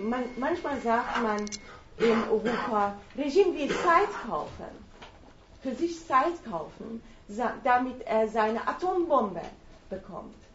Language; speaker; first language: German; non-native, fluent; Persian